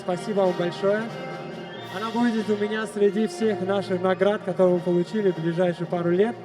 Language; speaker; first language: Russian; non-native, local second language; Tajik